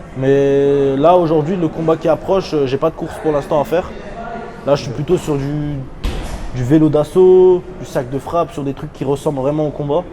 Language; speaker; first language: French; early bilingual, other home language; Chechen